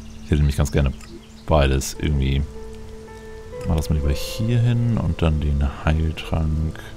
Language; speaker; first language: German; native; German